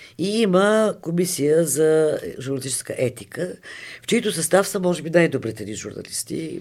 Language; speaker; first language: Bulgarian; native; Bulgarian